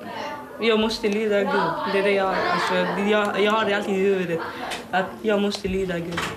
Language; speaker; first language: Swedish; early bilingual, other home language; Somali